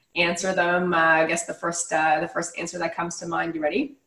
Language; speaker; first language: English; native; English